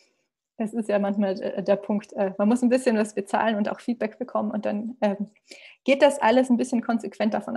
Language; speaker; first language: German; native; German